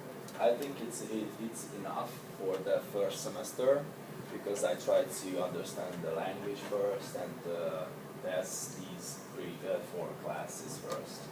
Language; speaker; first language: English; non-native, learner; Hungarian